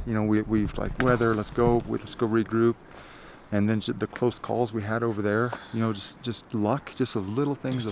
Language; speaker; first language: English; native; English